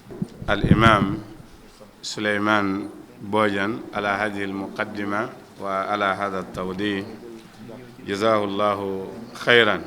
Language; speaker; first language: Arabic; non-native, fluent; Wolof